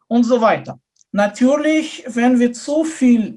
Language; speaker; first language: German; non-native, fluent; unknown